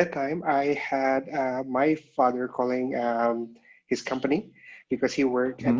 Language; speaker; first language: English; non-native, local second language; Indonesian